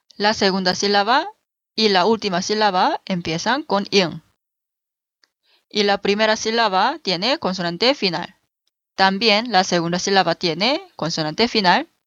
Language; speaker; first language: Spanish; non-native, fluent; Korean